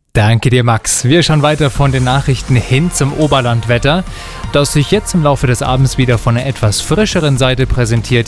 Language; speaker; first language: German; native; German